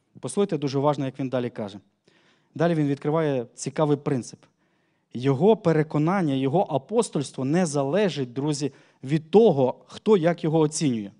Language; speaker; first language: Ukrainian; native; Ukrainian